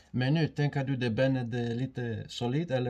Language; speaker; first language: Swedish; non-native, learner; Romanian